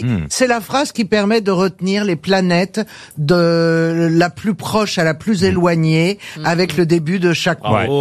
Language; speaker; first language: French; native; French